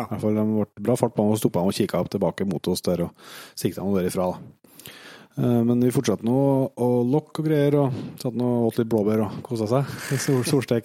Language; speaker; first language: Norwegian; native; Norwegian